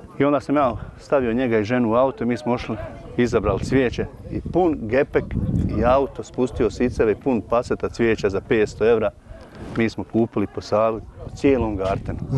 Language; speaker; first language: Bosnian; native; Bosnian